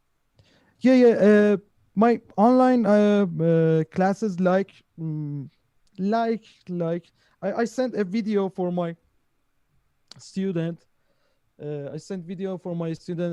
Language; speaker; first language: English; non-native, learner; Persian